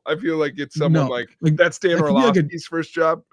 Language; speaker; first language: English; native; English